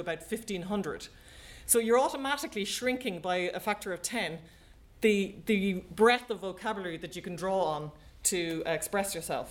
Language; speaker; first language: English; native; English